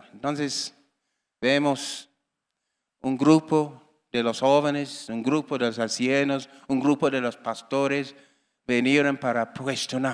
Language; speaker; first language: Spanish; non-native, learner; English